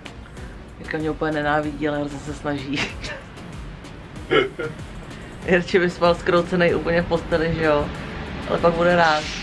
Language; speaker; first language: Czech; native; Czech